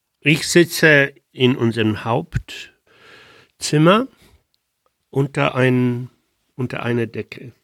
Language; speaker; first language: German; non-native, fluent; Polish